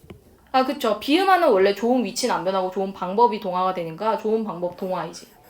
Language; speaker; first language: Korean; native; Korean